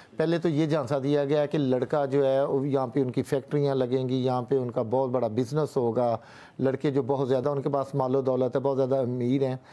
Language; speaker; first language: Urdu; non-native, local second language; Punjabi